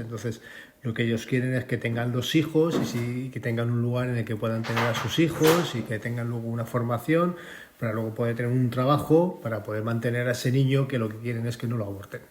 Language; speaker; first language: Spanish; native; Spanish